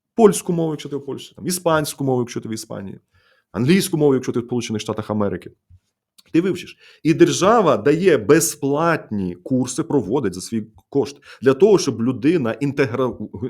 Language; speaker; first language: Ukrainian; native; Ukrainian